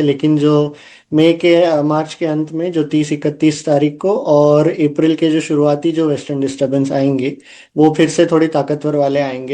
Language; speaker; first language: Hindi; non-native, local second language; Gujarati